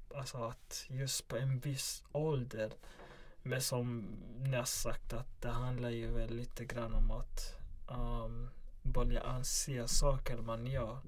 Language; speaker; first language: Swedish; non-native, local second language; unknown